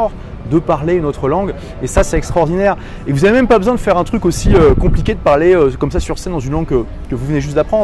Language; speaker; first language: French; native; French